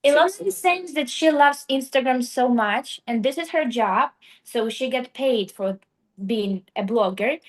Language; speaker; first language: English; non-native, fluent; Russian